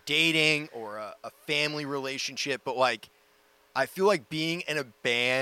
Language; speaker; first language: English; native; English